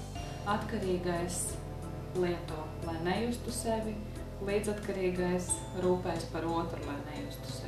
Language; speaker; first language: Latvian; native; Latvian